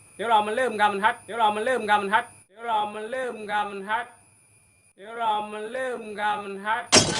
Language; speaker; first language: Thai; non-native, local second language; Malay